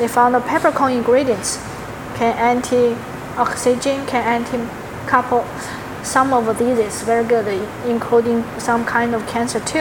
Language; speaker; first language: English; non-native, learner; Chinese